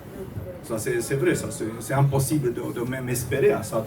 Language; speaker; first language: French; non-native, fluent; Romanian